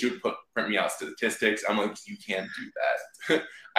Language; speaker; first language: English; native; English